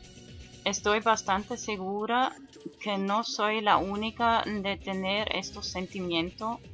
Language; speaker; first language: Spanish; non-native, fluent; German